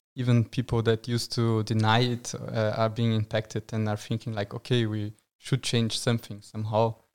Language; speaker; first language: English; non-native, fluent; Portuguese